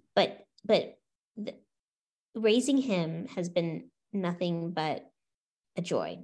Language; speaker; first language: English; native; English